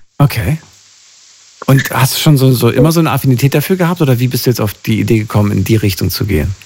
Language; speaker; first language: German; native; German